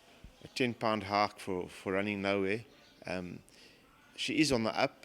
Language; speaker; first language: English; native; English